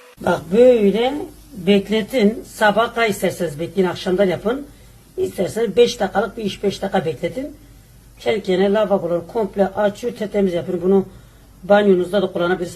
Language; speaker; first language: Turkish; native; Turkish